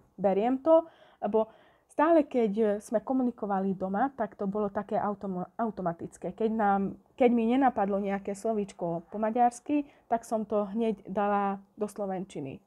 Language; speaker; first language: Slovak; non-native, local second language; Hungarian